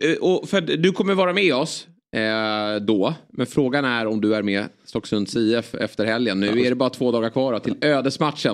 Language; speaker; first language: Swedish; native; Swedish